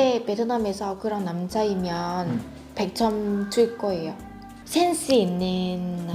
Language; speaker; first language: Korean; non-native, fluent; Vietnamese